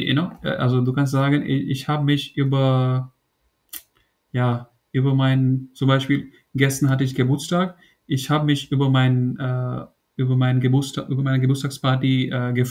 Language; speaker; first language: German; non-native, fluent; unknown